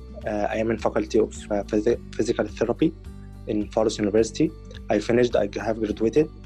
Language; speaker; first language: English; non-native, learner; Arabic